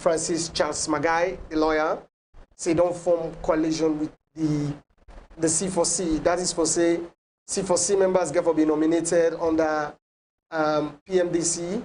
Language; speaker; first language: English; non-native, local second language; Krio